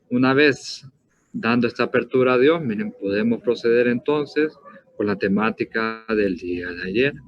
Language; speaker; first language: Spanish; native; Spanish